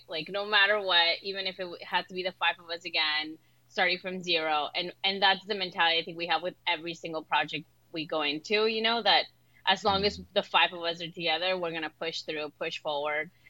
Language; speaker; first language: English; early bilingual, other home language; Spanish